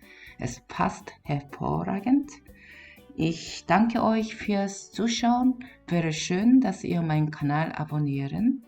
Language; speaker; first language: German; non-native, learner; Korean